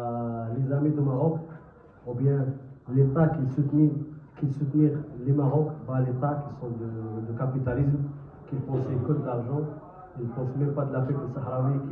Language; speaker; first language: French; non-native, learner; Arabic